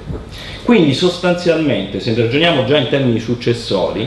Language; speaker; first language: Italian; native; Italian